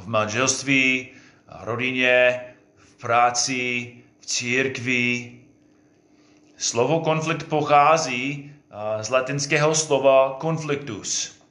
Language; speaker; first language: Czech; non-native, fluent; English